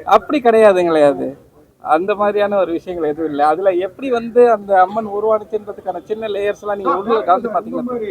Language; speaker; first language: Tamil; native; Tamil